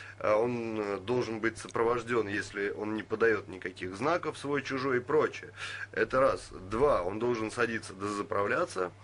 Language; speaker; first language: Russian; native; Russian